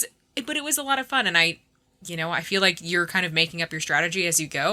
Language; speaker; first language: English; native; English